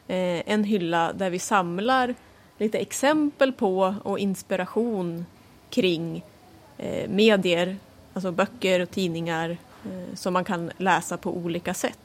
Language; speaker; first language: Swedish; native; Swedish